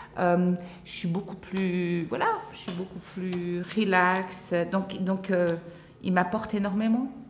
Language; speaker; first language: French; native; French